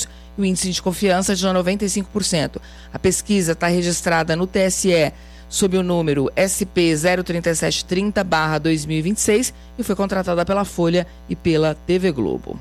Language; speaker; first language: Portuguese; native; Portuguese